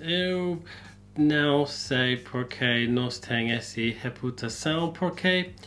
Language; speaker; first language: Portuguese; non-native, learner; English